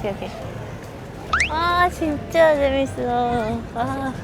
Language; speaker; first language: Korean; non-native, fluent; Dutch